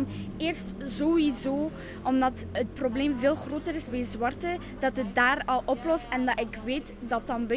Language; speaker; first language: Dutch; early bilingual, other home language; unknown